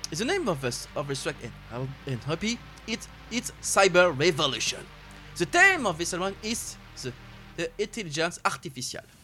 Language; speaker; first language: English; non-native, learner; French